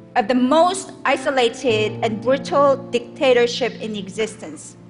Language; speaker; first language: English; non-native, fluent; Korean